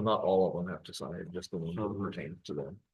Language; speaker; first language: English; native; English